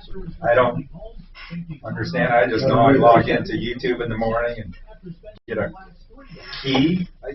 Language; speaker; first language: English; native; English